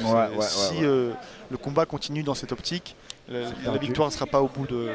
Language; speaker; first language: French; native; French